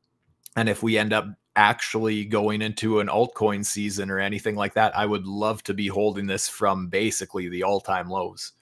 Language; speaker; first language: English; native; English